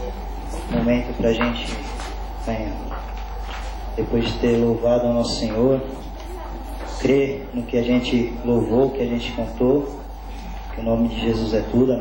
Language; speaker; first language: Portuguese; native; Portuguese